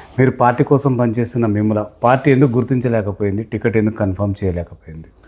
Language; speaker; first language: Telugu; native; Telugu